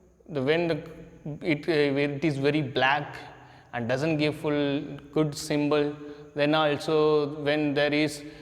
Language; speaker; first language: English; non-native, local second language; Hindi